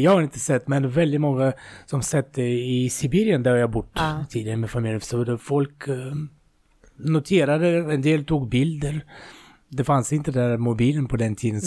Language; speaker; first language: Swedish; non-native, fluent; Russian